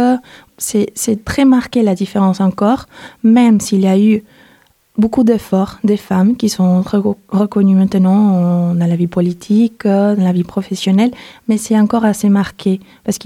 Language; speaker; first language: French; non-native, fluent; Spanish